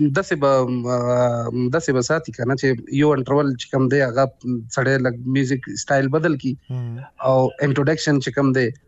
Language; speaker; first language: Pashto; non-native, local second language; Punjabi